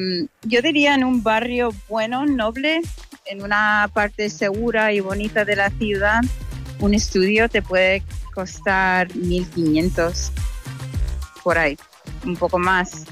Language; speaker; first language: Spanish; non-native, fluent; English